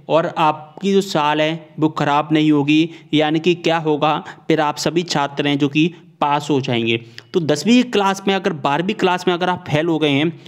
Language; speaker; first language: Hindi; native; Hindi